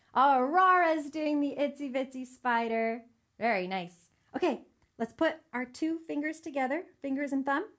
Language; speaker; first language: English; native; English